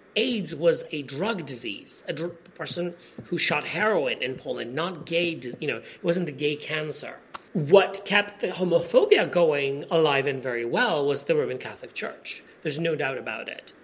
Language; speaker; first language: English; non-native, fluent; Polish